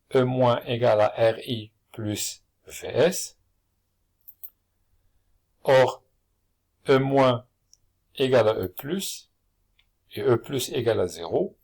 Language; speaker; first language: French; non-native, local second language; Arabic